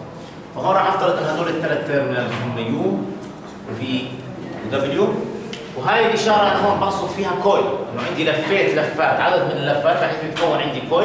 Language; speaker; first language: Arabic; native; Arabic